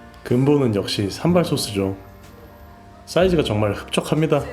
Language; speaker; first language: Korean; native; Korean